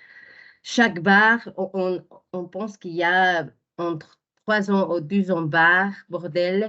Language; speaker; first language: French; non-native, fluent; Spanish